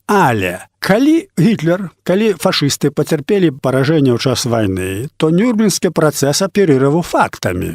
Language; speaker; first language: Belarusian; native; Belarusian